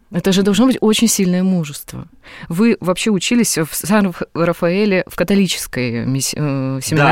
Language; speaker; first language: Russian; native; Russian